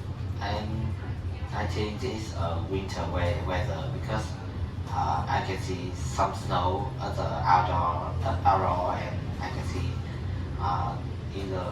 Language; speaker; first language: English; non-native, learner; Vietnamese